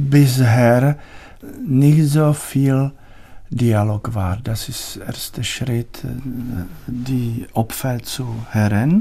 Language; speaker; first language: German; non-native, learner; Czech